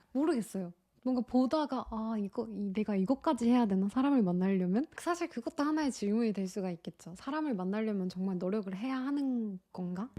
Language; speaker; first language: Korean; non-native, fluent; Turkish